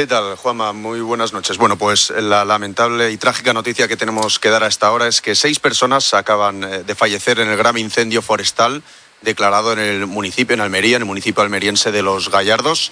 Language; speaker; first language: Spanish; native; Spanish